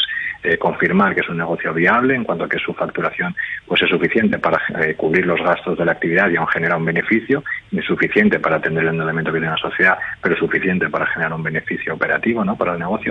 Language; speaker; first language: Spanish; native; Spanish